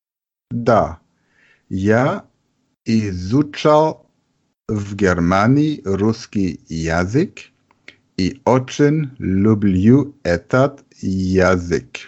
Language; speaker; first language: Russian; non-native, learner; German